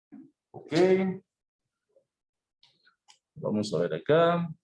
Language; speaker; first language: Spanish; native; Spanish